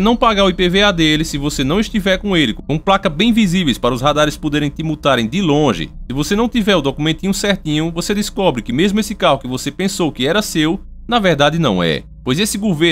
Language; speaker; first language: Portuguese; native; Portuguese